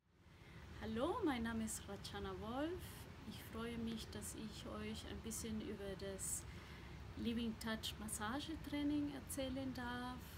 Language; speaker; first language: German; non-native, fluent; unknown